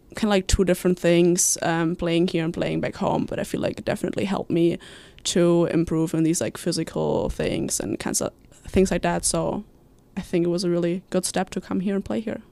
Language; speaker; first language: English; non-native, fluent; German